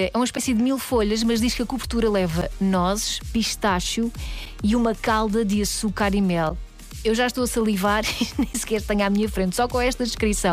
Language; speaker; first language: Portuguese; native; Portuguese